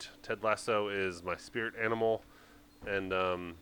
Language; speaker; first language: English; native; English